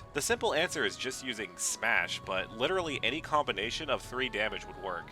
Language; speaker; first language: English; native; English